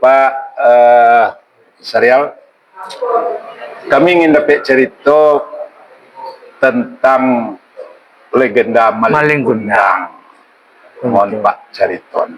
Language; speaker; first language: Indonesian; non-native, local second language; Minangkabau